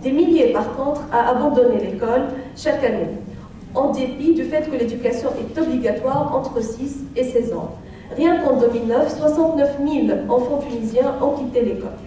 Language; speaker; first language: French; non-native, local second language; Arabic